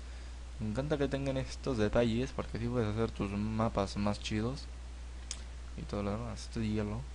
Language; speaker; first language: Spanish; native; Spanish